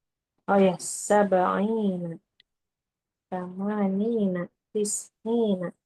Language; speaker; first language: Arabic; non-native, learner; Indonesian